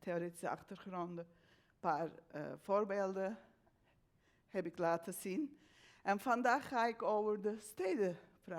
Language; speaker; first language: Dutch; non-native, fluent; Turkish